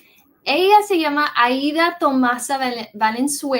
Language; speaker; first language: Spanish; early bilingual, heritage; English